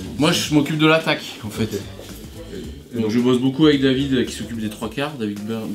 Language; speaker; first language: French; native; French